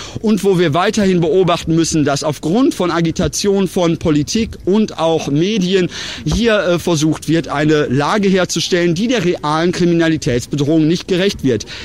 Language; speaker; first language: German; native; German